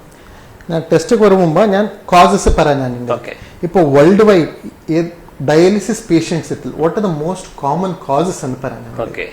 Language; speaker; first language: Malayalam; non-native, learner; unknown